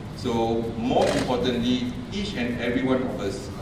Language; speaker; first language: English; non-native, local second language; Malay